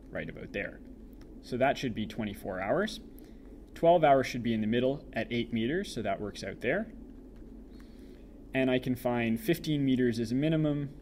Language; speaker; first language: English; native; English